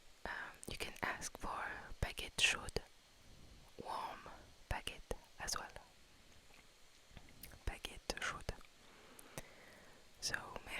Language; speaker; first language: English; non-native, fluent; French